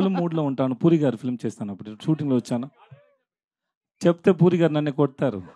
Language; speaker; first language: Telugu; non-native, learner; Tamil